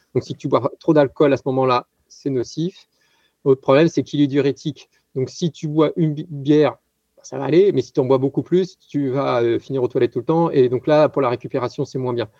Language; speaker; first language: French; native; French